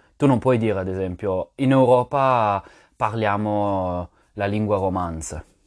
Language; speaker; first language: Italian; non-native, fluent; French